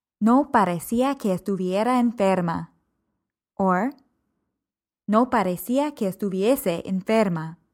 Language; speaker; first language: Spanish; non-native, fluent; English